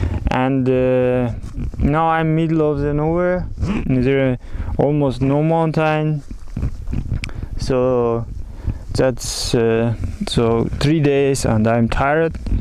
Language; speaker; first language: English; non-native, learner; Kazakh